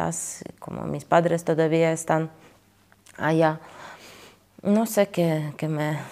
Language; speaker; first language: Spanish; non-native, fluent; Ukrainian